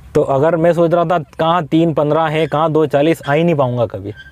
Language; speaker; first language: Hindi; native; Hindi